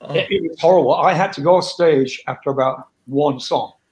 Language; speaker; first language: English; native; English